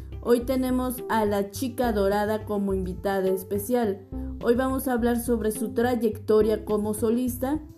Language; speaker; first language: Spanish; native; Spanish